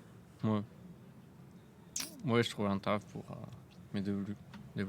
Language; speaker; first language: French; non-native, fluent; Spanish